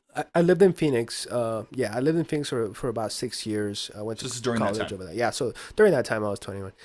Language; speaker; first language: English; early bilingual, other home language; Spanish